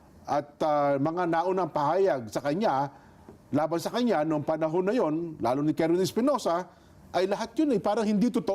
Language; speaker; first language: Filipino; native; Filipino